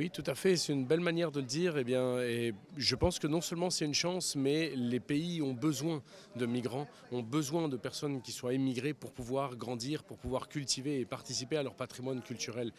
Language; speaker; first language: French; early bilingual, heritage; Spanish